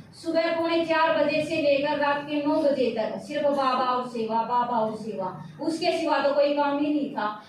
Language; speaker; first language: Hindi; native; Hindi